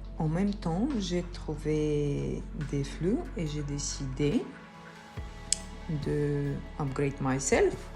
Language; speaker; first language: French; non-native, learner; Bulgarian